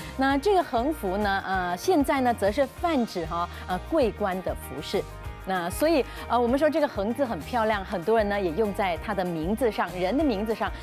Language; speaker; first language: Chinese; native; Chinese